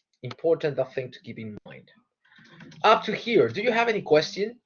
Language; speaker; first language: English; non-native, fluent; Spanish